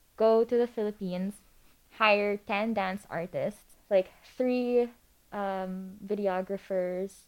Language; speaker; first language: English; non-native, local second language; Filipino